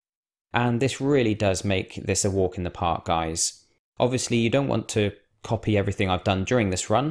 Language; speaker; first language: English; native; English